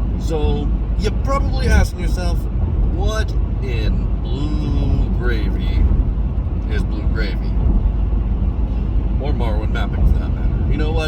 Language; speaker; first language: English; native; English